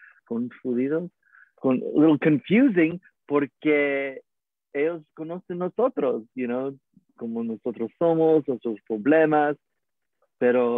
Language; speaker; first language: Spanish; non-native, learner; English